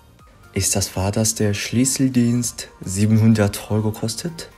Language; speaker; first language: German; non-native, learner; Korean